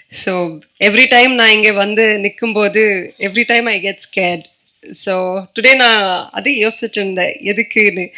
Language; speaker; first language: Tamil; non-native, learner; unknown